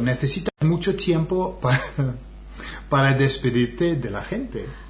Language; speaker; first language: Spanish; non-native, fluent; English